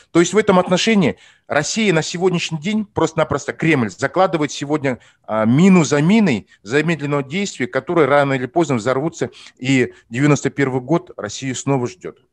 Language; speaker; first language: Russian; non-native, local second language; Kazakh